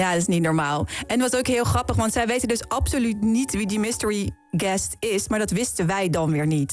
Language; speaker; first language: Dutch; native; Dutch